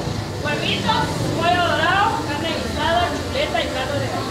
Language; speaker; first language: Spanish; native; Spanish